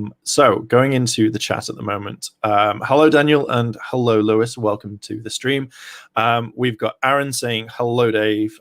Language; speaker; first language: English; native; English